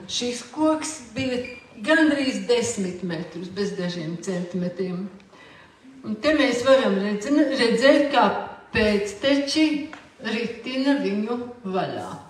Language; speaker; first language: Latvian; native; Latvian